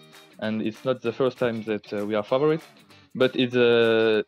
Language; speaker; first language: English; non-native, fluent; French